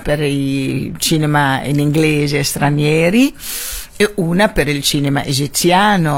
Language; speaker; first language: Italian; non-native, fluent; Arabic